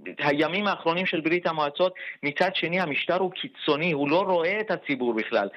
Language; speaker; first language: Hebrew; non-native, fluent; Persian